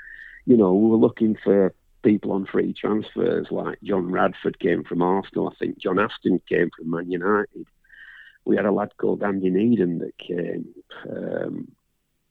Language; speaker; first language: English; native; English